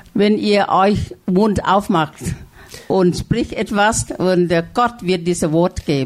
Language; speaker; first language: German; non-native, fluent; Thai